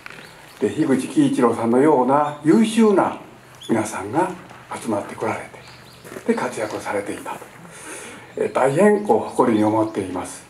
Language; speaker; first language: Japanese; native; Japanese